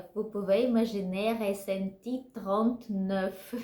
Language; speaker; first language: French; non-native, learner; Russian